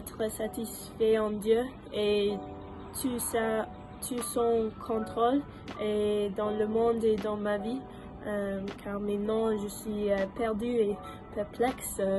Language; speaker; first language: French; non-native, learner; English